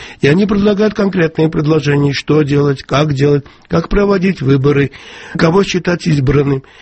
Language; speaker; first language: Russian; non-native, local second language; Georgian